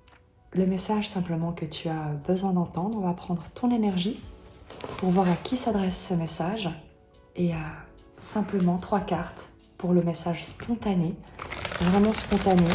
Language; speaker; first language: French; native; French